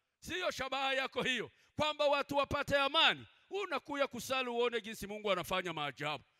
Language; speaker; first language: Swahili; non-native, local second language; Kinyarwanda